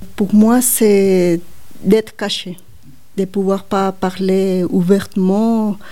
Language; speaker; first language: French; non-native, learner; Spanish